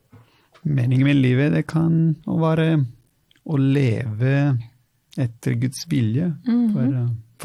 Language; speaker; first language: Norwegian; non-native, fluent; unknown